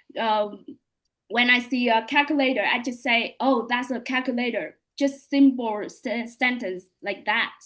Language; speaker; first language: English; non-native, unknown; Vietnamese